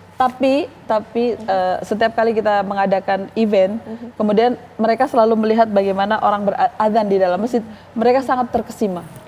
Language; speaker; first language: Indonesian; native; Indonesian